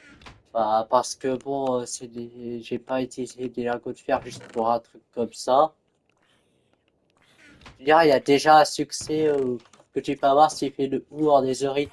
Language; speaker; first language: French; native; French